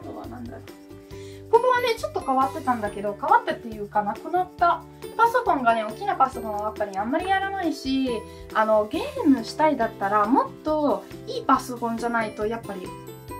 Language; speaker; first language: Japanese; non-native, fluent; Italian